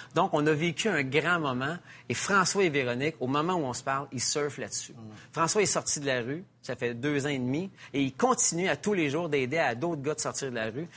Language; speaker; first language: French; native; French